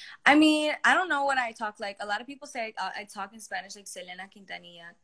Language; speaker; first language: English; early bilingual, other home language; Spanish